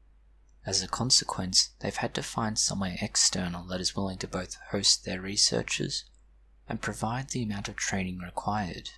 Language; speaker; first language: English; native; English